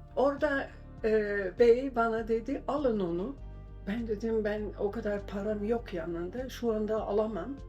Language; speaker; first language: Turkish; non-native, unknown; German